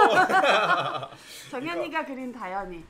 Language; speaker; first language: Korean; native; Korean